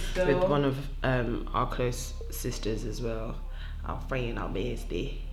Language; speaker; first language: English; non-native, local second language; French